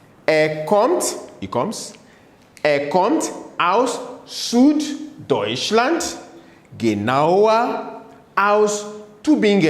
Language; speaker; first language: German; non-native, learner; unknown